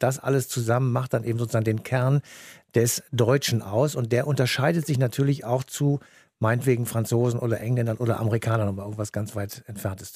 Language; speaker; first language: German; native; German